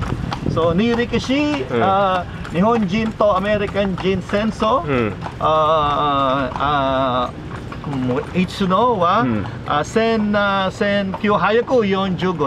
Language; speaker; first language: Japanese; non-native, learner; Filipino